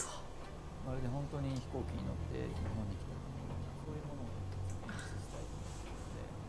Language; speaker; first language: Japanese; native; Japanese